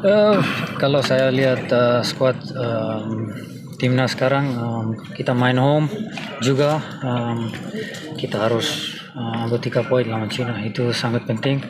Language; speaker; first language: Indonesian; non-native, fluent; Dutch